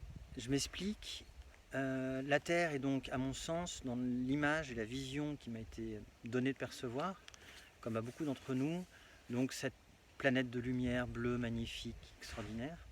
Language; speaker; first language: French; native; French